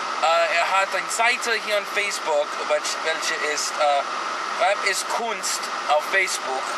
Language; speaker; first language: German; non-native, learner; English